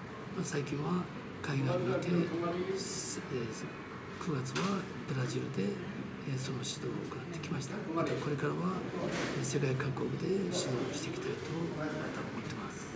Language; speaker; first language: Japanese; early bilingual, other home language; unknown